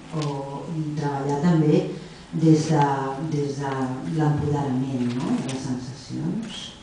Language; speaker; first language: Catalan; non-native, local second language; Spanish